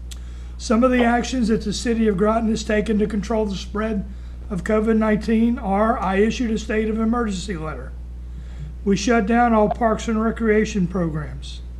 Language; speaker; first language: English; native; English